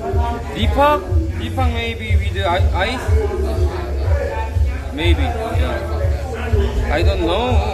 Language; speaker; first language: English; non-native, learner; Korean